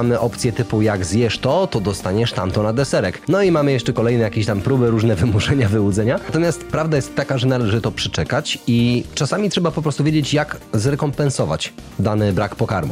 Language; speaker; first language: Polish; native; Polish